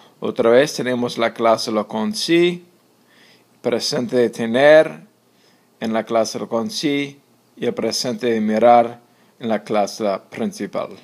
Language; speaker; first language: Spanish; non-native, fluent; English